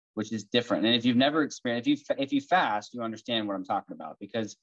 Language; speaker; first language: English; native; English